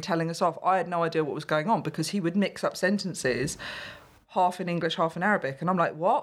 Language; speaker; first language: English; native; English